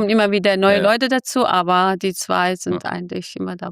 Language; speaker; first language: German; non-native, fluent; Kurdish